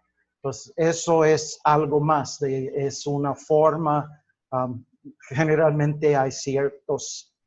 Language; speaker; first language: Spanish; non-native, fluent; English